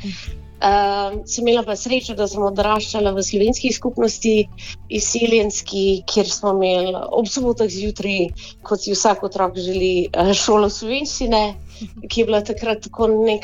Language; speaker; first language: Slovenian; early bilingual, heritage; Slovenian